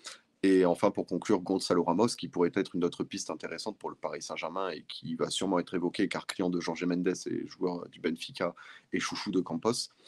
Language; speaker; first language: French; native; French